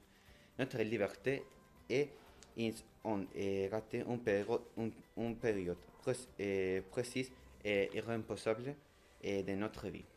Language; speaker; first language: French; non-native, learner; Spanish